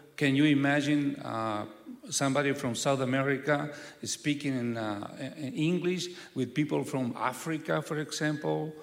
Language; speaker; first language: English; non-native, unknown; Spanish